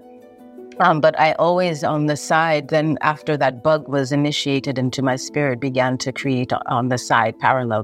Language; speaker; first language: English; native; English